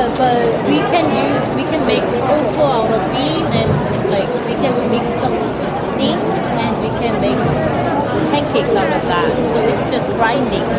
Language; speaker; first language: English; non-native, fluent; Korean